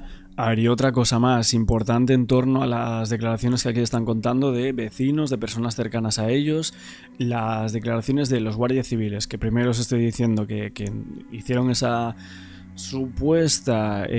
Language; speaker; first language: Spanish; native; Spanish